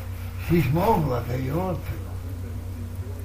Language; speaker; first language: Estonian; non-native, local second language; Russian